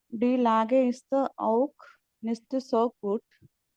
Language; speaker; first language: German; non-native, learner; Malayalam